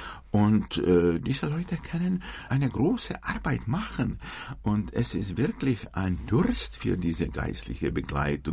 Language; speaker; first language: German; non-native, fluent; Czech